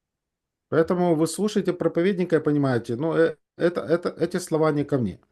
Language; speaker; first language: Russian; native; Russian